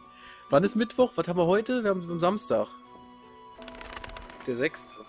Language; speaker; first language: German; native; German